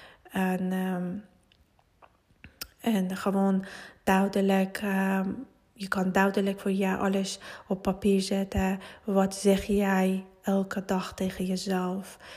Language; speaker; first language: Dutch; non-native, fluent; Persian